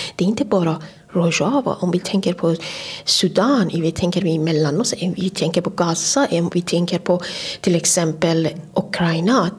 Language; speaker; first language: Swedish; non-native, fluent; Persian